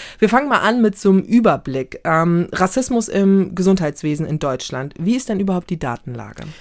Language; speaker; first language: German; native; German